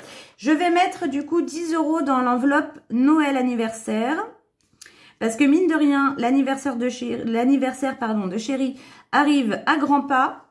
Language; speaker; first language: French; native; French